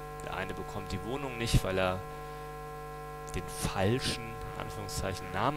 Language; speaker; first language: German; native; German